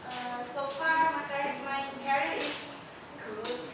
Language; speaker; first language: English; non-native, learner; Indonesian